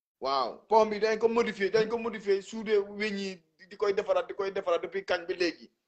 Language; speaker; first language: Wolof; non-native, local second language; Jola-Fonyi